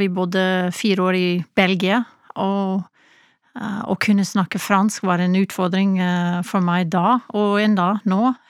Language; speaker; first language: Norwegian; non-native, fluent; English